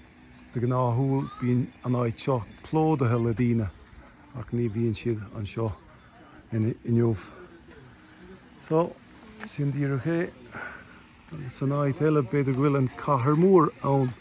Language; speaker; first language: Irish; non-native, learner; English